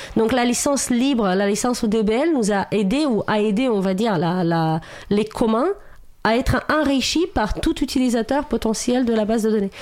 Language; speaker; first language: French; non-native, fluent; Romanian